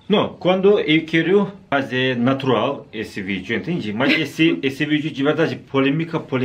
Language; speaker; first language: Portuguese; non-native, learner; Turkish